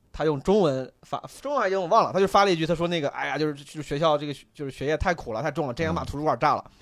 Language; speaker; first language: Chinese; native; Chinese